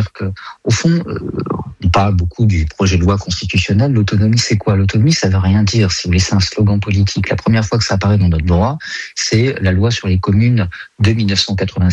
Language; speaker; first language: French; native; French